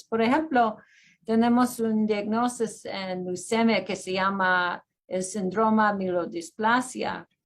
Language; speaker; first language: Spanish; early bilingual, heritage; Spanish